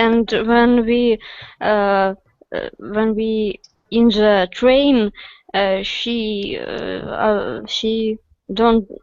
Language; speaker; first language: English; non-native, learner; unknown